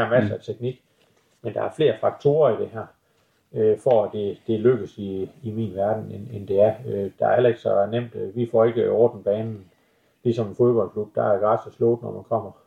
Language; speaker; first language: Danish; native; Danish